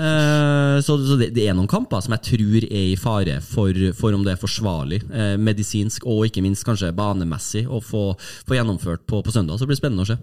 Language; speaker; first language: Norwegian; native; Norwegian